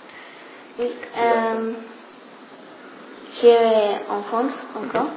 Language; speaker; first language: French; non-native, learner; English